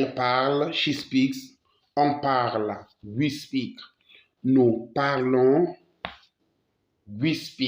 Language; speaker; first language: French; non-native, fluent; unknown